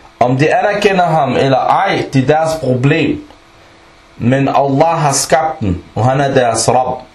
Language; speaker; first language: Danish; early bilingual, other home language; Arabic